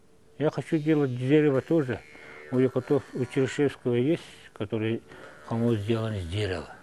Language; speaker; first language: Russian; non-native, local second language; Yakut